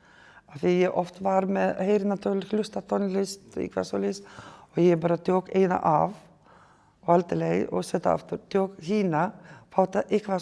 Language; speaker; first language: Icelandic; non-native, learner; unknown